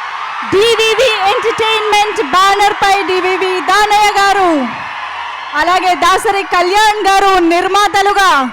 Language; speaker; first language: Telugu; native; Telugu